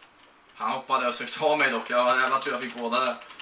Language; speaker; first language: Swedish; native; Swedish